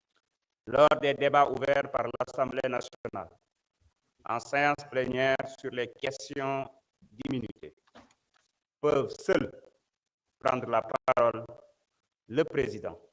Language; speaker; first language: French; non-native, local second language; Wolof